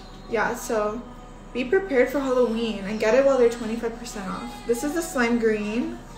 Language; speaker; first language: English; native; English